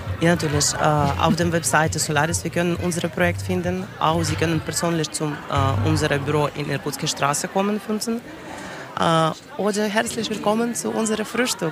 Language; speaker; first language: German; non-native, learner; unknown